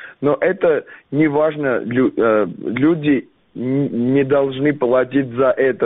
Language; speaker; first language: Russian; non-native, learner; Armenian